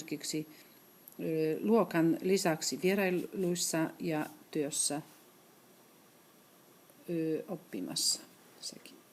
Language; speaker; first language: Finnish; non-native, fluent; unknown